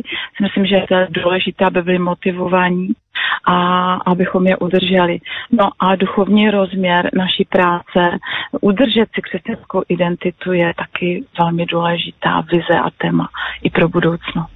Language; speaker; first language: Czech; non-native, local second language; Polish